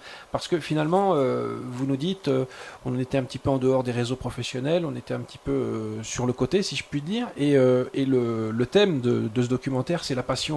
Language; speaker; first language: French; native; French